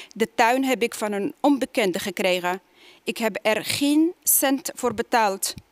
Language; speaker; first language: Dutch; non-native, fluent; Arabic